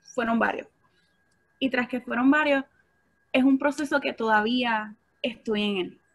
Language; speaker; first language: Spanish; native; Spanish